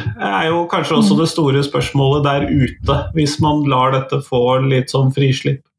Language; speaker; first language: Norwegian; native; Norwegian